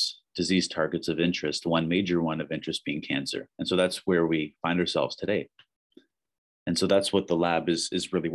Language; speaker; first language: English; native; English